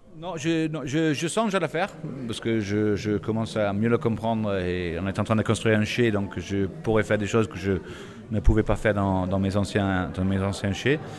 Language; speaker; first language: French; non-native, fluent; English